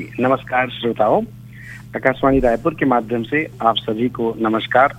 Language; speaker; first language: Hindi; native; Hindi